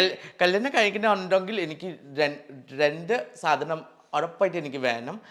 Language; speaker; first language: Malayalam; non-native, fluent; Assamese